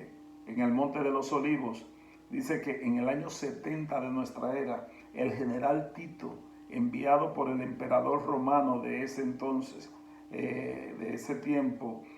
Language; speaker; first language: Spanish; native; Spanish